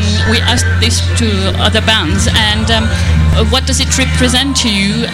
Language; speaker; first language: English; non-native, fluent; French